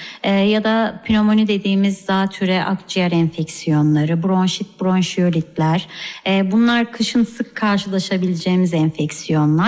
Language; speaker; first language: Turkish; native; Turkish